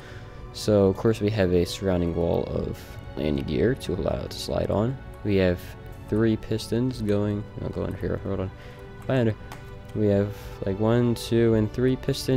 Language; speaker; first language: English; native; English